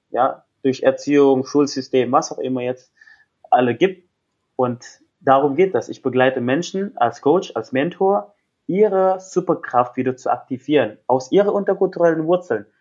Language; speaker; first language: German; non-native, fluent; Indonesian